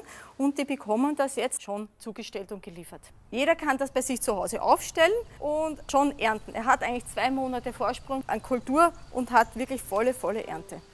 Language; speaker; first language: German; native; German